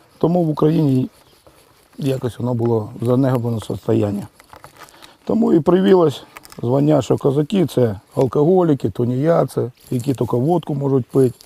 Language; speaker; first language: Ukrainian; native; Ukrainian